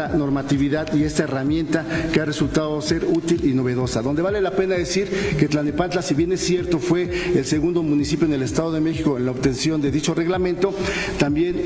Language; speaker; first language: Spanish; native; Spanish